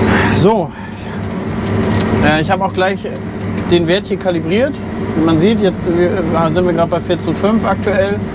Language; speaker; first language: German; native; German